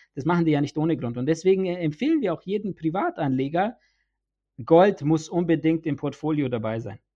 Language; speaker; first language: German; early bilingual, other home language; Bosnian